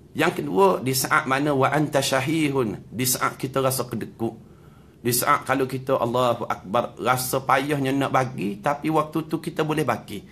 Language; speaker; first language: Malay; native; Malay